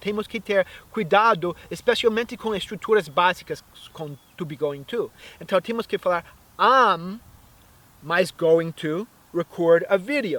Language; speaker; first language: Portuguese; non-native, fluent; English